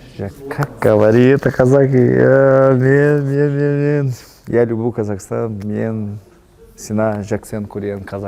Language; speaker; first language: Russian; non-native, learner; Portuguese